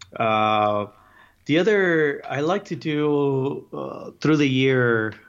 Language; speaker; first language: English; early bilingual, other home language; Spanish